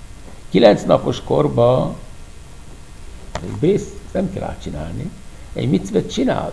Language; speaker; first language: Hungarian; non-native, fluent; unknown